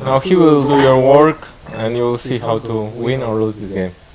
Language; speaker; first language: English; non-native, fluent; Polish